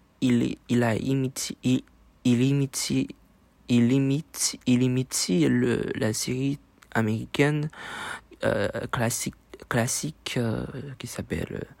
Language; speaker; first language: French; non-native, learner; Chinese